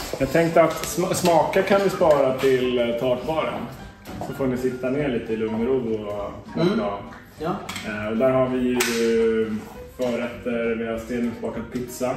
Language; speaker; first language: Swedish; native; Swedish